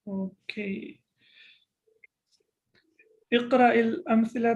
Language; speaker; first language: Arabic; non-native, fluent; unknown